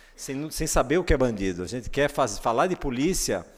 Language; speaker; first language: Portuguese; native; Portuguese